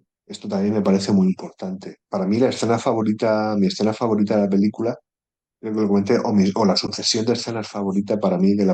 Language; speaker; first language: Spanish; native; Spanish